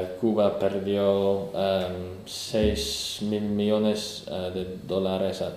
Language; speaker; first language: Spanish; non-native, learner; English